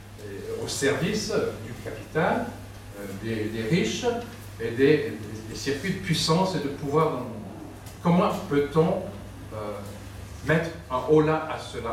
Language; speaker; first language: French; native; French